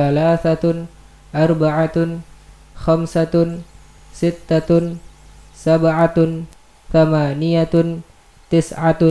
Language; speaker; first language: Arabic; non-native, learner; Indonesian